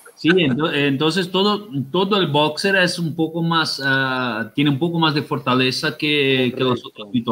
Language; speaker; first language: Spanish; non-native, fluent; Portuguese